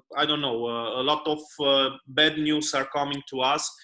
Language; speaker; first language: English; non-native, fluent; Romanian